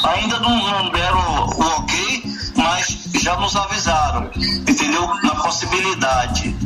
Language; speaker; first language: Portuguese; native; Portuguese